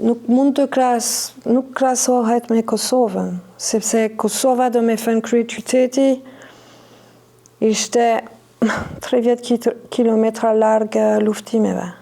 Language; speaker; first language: Albanian; non-native, fluent; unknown